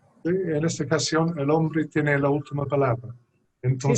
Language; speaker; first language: Spanish; non-native, fluent; English